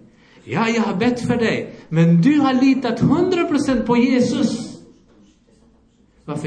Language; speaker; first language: Swedish; non-native, fluent; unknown